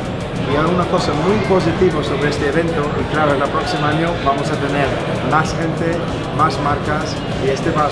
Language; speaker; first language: Spanish; non-native, fluent; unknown